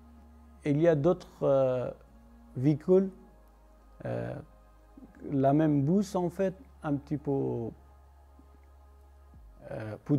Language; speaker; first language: French; non-native, learner; Persian